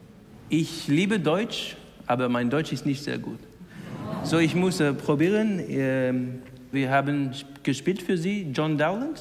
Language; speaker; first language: German; non-native, learner; English